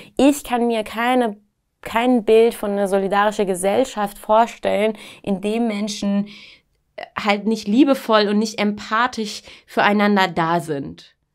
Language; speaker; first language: German; non-native, fluent; Persian